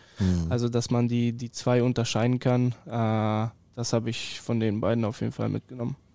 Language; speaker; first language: German; early bilingual, other home language; Polish